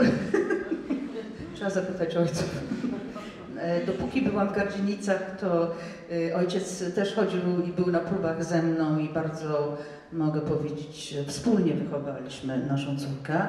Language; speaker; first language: Polish; non-native, fluent; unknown